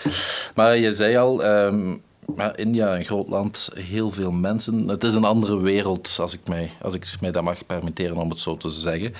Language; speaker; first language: Dutch; native; Dutch